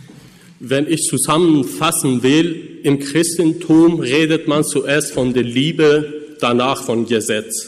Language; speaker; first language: German; non-native, fluent; Persian